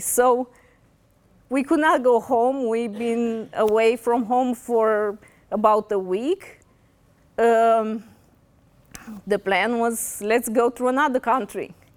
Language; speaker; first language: English; non-native, fluent; Romanian